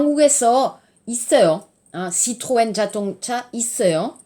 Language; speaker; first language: Korean; non-native, learner; French